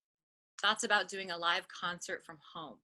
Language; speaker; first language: English; native; English